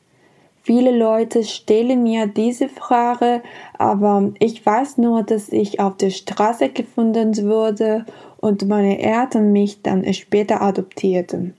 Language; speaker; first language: German; non-native, fluent; Spanish